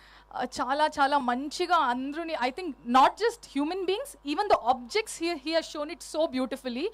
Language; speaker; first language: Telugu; non-native, learner; Kannada